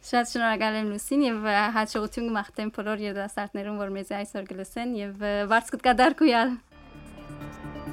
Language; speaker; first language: Armenian; native; Armenian